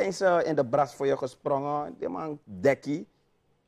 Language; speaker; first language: Dutch; native; Dutch